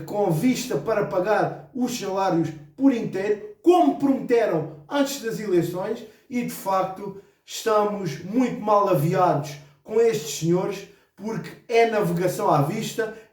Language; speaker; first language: Portuguese; native; Portuguese